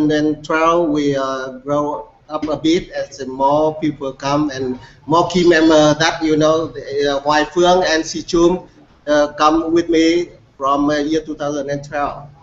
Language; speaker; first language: English; non-native, learner; Vietnamese